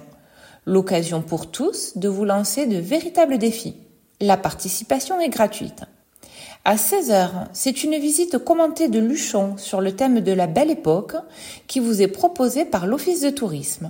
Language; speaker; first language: French; native; French